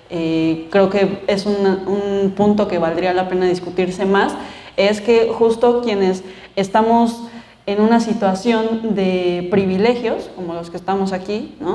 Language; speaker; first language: Spanish; native; Spanish